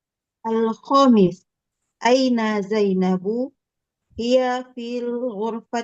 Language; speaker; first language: Arabic; non-native, learner; Indonesian